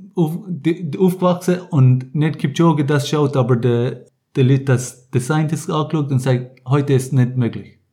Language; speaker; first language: German; non-native, fluent; English